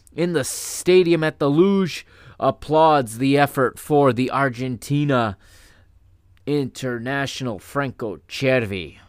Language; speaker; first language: English; native; English